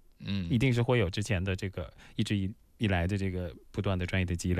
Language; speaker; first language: Chinese; native; Chinese